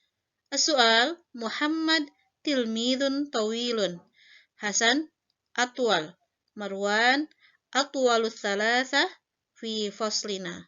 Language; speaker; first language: Arabic; non-native, fluent; Indonesian